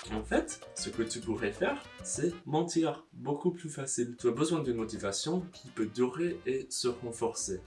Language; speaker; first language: French; non-native, learner; English